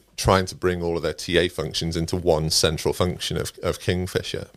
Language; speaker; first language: English; native; English